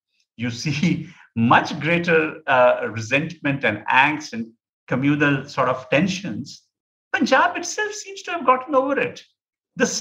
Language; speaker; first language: English; non-native, local second language; Punjabi